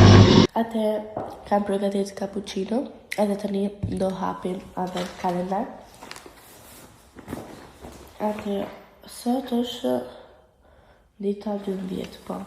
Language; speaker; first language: Albanian; early bilingual, heritage; Albanian